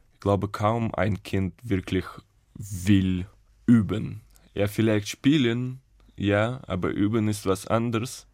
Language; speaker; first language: German; non-native, fluent; Russian